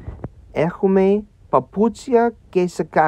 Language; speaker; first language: Greek; non-native, learner; English